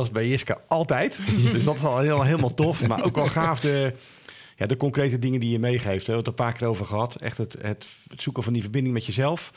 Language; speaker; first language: Dutch; native; Dutch